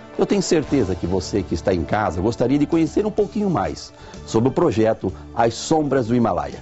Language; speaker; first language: Portuguese; native; Portuguese